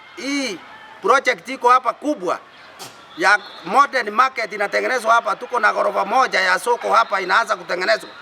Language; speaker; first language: Swahili; non-native, local second language; Gusii